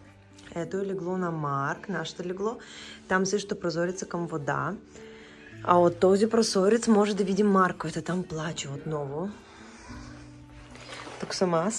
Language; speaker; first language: Bulgarian; non-native, fluent; Russian